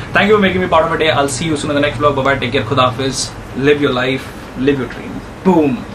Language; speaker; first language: Hindi; native; Hindi